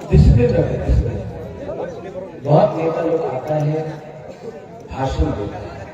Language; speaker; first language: Hindi; non-native, local second language; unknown